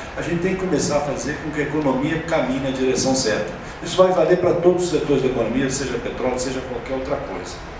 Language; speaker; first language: Portuguese; native; Portuguese